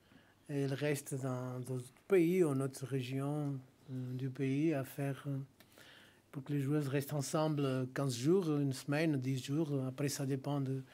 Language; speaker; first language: French; non-native, fluent; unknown